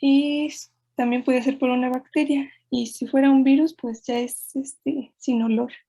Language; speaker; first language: Spanish; native; Spanish